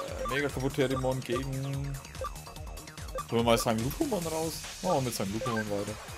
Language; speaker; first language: German; native; German